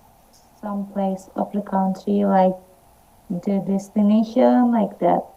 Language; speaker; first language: English; non-native, learner; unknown